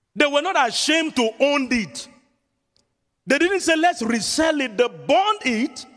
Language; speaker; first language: English; non-native, local second language; Yoruba